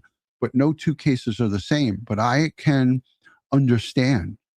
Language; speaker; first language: English; native; English